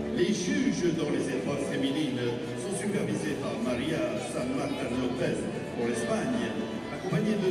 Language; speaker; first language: French; native; French